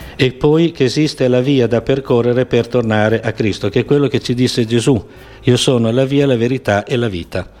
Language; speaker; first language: Italian; native; Italian